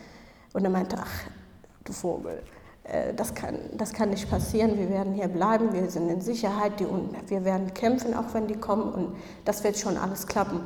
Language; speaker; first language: German; non-native, fluent; Kurdish